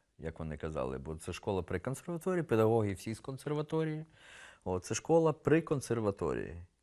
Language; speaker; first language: Ukrainian; native; Ukrainian